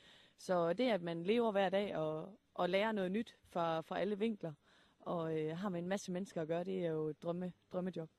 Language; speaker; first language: Danish; native; Danish